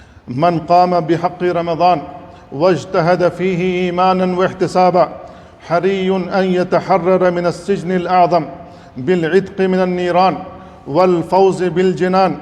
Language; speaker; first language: Arabic; non-native, fluent; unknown